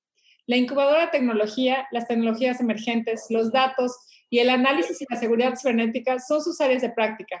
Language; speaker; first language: Spanish; native; Spanish